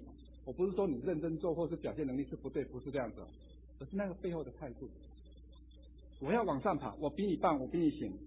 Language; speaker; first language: Chinese; native; Chinese